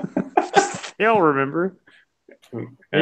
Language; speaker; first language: English; native; English